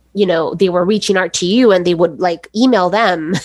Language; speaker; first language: English; early bilingual, other home language; Spanish